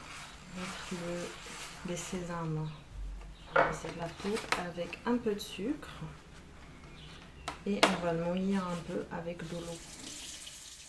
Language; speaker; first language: French; non-native, fluent; Arabic